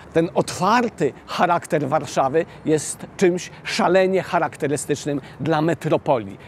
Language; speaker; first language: Polish; native; Polish